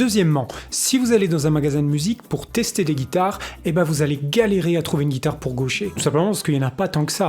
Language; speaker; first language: French; native; French